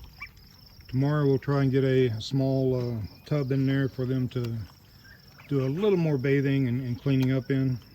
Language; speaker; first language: English; native; English